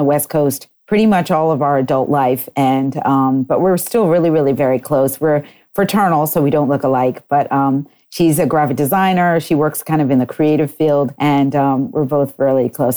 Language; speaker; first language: English; native; English